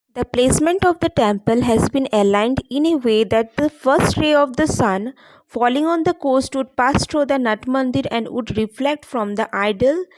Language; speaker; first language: English; non-native, local second language; Bangla